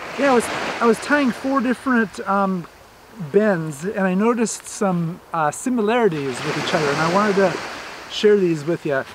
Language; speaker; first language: English; native; English